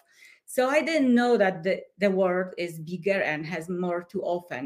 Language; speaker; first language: English; non-native, fluent; Polish